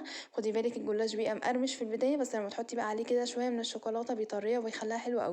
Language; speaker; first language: Arabic; native; Arabic